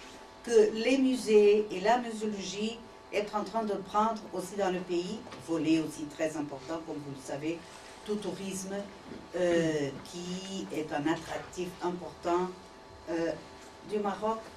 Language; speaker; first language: French; non-native, fluent; Portuguese